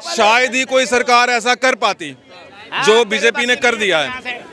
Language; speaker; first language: Hindi; native; Hindi